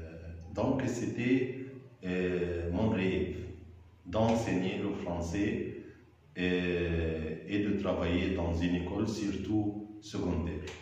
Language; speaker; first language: French; non-native, fluent; Arabic